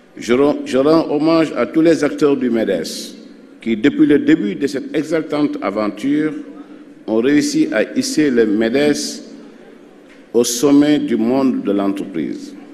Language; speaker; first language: French; non-native, local second language; Wolof